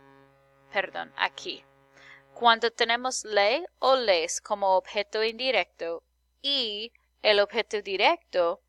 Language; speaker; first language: Spanish; non-native, fluent; English